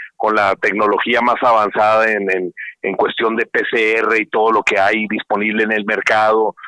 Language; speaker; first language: Spanish; native; Spanish